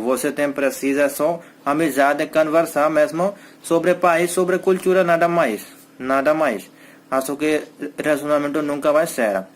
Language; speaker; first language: Portuguese; non-native, learner; Hindi